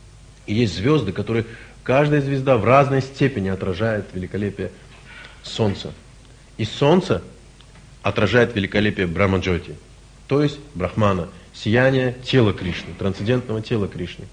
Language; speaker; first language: Russian; native; Russian